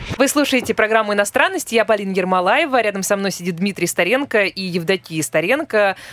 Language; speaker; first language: Russian; native; Russian